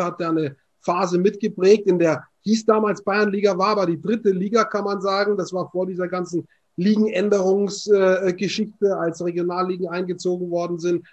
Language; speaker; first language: German; native; German